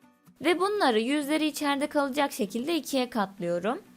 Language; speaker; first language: Turkish; native; Turkish